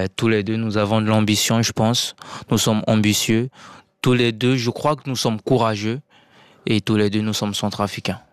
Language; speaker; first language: French; non-native, local second language; Sango